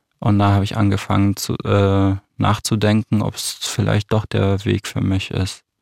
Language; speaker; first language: German; non-native, fluent; Arabic